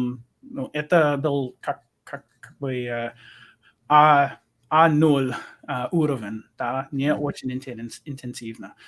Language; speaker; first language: Russian; non-native, learner; English